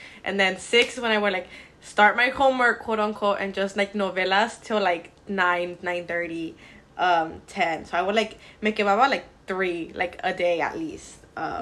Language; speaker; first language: English; early bilingual, other home language; Spanish